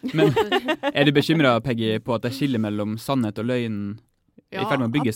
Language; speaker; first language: Norwegian; native; Norwegian